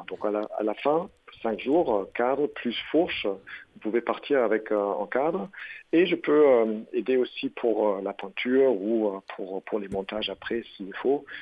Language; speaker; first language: French; non-native, fluent; German